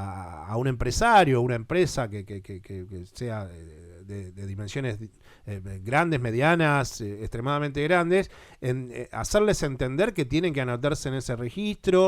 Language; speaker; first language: Spanish; native; Spanish